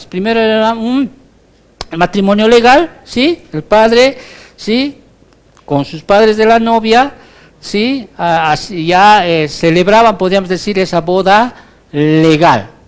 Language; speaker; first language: Spanish; native; Spanish